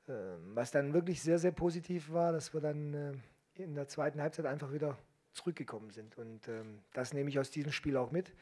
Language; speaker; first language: German; native; German